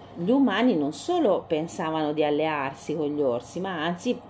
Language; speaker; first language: Italian; native; Italian